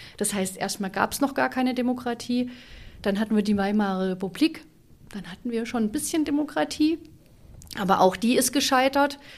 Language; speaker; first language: German; native; German